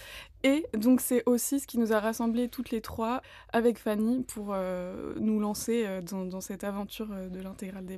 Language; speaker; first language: French; native; French